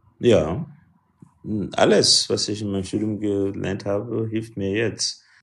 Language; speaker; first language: German; non-native, fluent; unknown